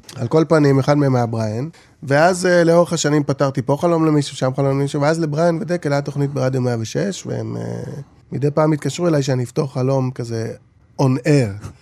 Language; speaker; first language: Hebrew; native; Hebrew